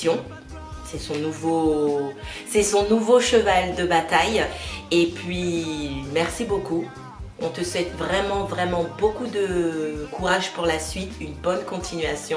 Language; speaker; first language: French; native; French